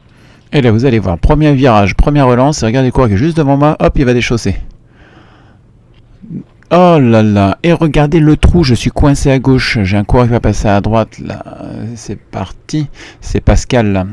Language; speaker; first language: French; native; French